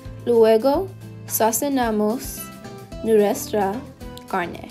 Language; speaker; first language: Spanish; non-native, learner; English